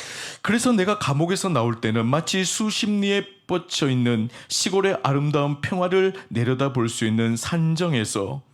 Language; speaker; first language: Korean; native; Korean